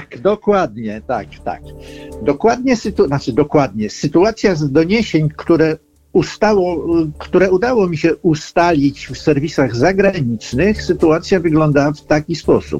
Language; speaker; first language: Polish; native; Polish